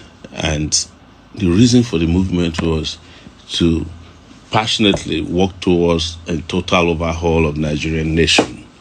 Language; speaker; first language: English; non-native, local second language; Yoruba